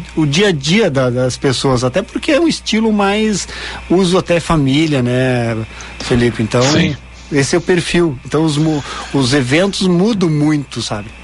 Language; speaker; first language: Portuguese; native; Portuguese